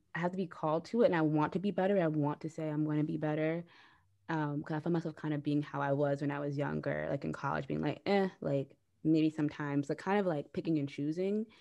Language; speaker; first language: English; native; English